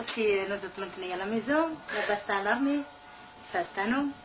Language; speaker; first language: French; non-native, learner; Kabyle